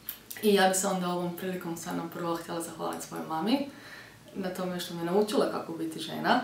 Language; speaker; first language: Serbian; early bilingual, heritage; Croatian